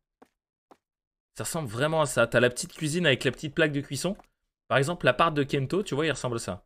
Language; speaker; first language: French; native; French